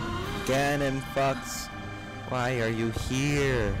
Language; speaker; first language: English; native; English